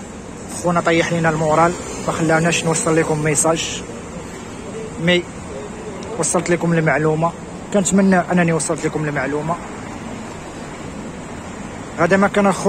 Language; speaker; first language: Arabic; native; Arabic